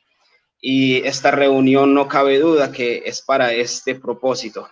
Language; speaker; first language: Spanish; native; Spanish